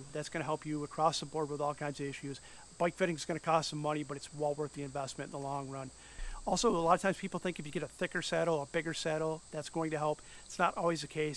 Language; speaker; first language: English; native; English